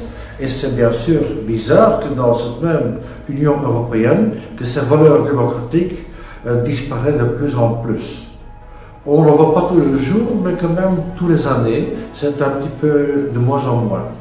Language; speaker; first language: French; non-native, local second language; Dutch